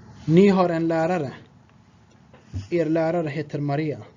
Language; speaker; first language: Swedish; non-native, fluent; Tigrinya